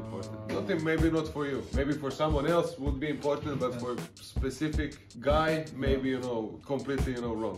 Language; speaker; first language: English; non-native, fluent; Serbian